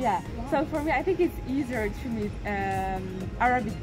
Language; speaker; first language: English; non-native, fluent; French